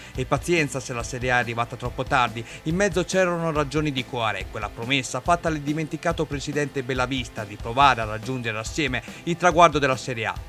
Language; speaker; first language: Italian; native; Italian